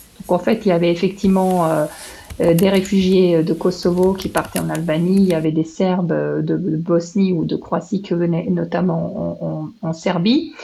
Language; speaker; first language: French; non-native, fluent; Serbian